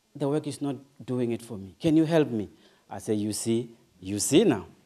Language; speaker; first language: English; non-native, local second language; Northern Sotho